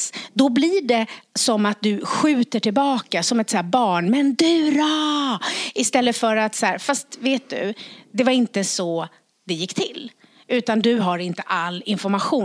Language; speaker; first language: Swedish; native; Swedish